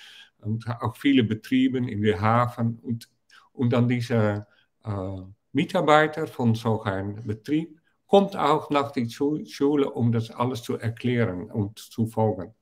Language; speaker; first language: German; non-native, fluent; Dutch